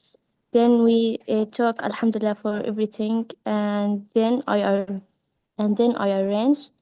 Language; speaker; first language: English; non-native, learner; Arabic